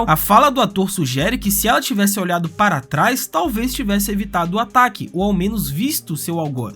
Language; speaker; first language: Portuguese; native; Portuguese